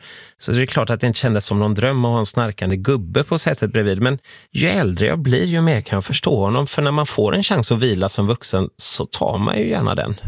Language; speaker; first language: Swedish; native; Swedish